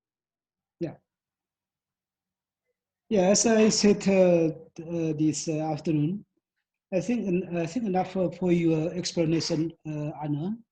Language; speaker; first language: English; non-native, learner; Indonesian